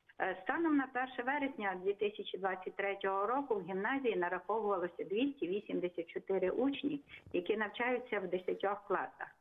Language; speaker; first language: Ukrainian; non-native, local second language; Hungarian